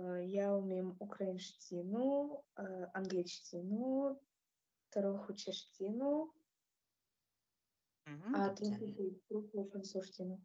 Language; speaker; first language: Czech; non-native, learner; Ukrainian